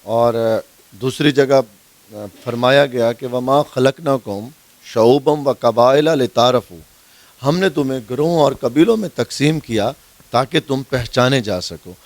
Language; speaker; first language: Urdu; non-native, local second language; Saraiki